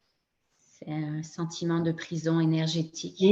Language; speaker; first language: French; native; French